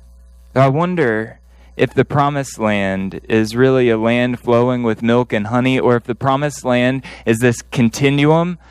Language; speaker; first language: English; native; English